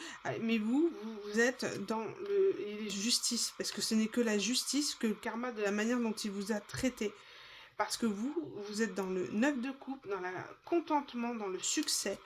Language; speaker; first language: French; native; French